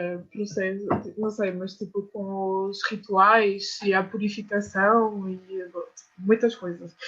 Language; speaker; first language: Portuguese; non-native, fluent; French